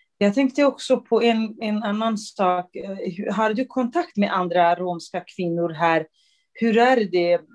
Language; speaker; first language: Swedish; non-native, fluent; Kurdish